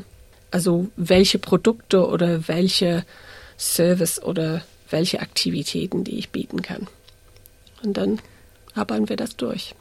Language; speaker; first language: German; early bilingual, heritage; English